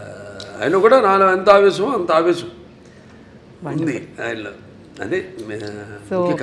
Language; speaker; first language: Telugu; native; Telugu